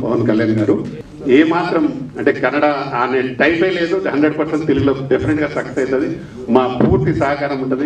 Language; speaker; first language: Telugu; native; Telugu